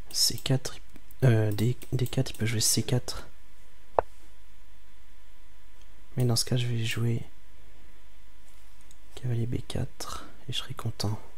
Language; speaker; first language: French; native; French